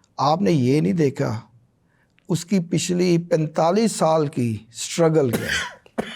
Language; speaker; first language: Urdu; non-native, local second language; Punjabi